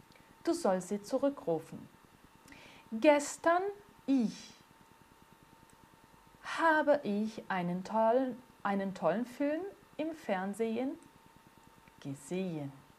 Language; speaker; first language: German; non-native, fluent; Portuguese